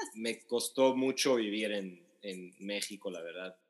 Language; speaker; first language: Spanish; non-native, fluent; Arabic